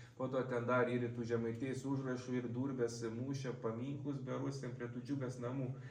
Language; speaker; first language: Lithuanian; native; Lithuanian